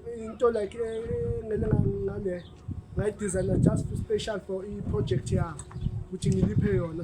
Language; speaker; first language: Zulu; native; Zulu